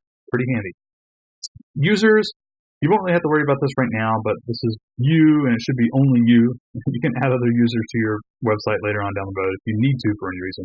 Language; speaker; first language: English; native; English